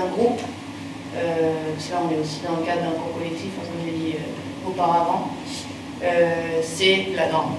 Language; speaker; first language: French; native; French